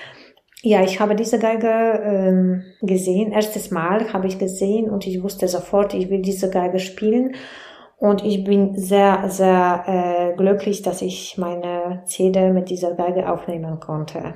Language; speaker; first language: German; non-native, fluent; Polish